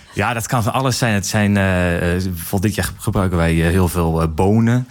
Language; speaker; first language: Dutch; native; Dutch